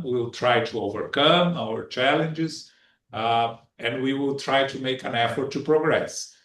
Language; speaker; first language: English; non-native, fluent; Portuguese